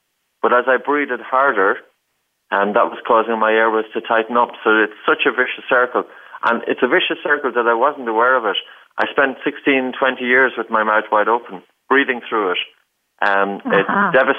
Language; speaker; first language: English; native; English